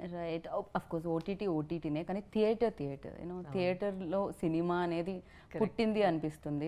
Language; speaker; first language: Telugu; native; Telugu